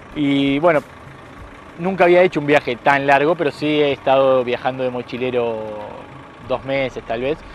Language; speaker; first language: Spanish; native; Spanish